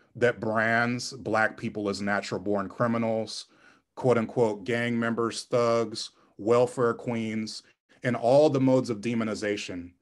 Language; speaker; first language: English; native; English